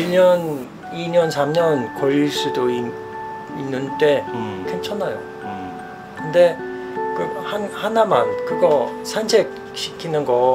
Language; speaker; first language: Korean; non-native, fluent; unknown